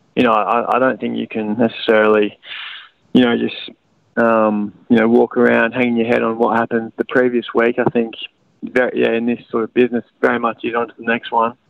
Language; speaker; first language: English; native; English